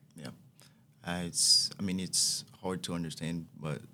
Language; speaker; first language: English; non-native, fluent; Haitian Creole